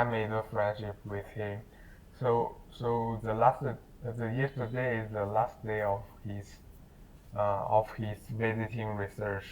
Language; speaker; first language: English; non-native, learner; Chinese